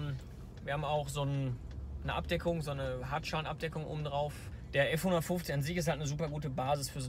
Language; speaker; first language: German; native; German